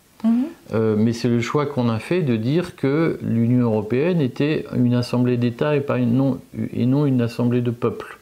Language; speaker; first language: French; native; French